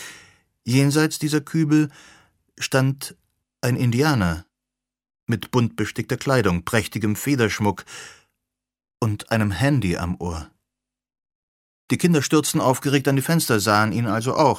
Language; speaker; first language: German; native; German